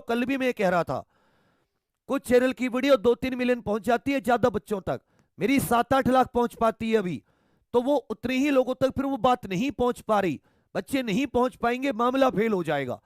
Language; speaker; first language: Hindi; native; Hindi